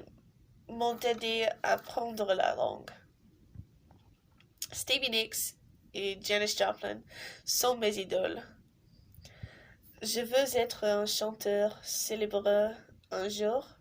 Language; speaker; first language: French; non-native, learner; English